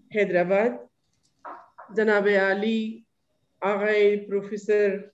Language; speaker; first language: Persian; non-native, fluent; Urdu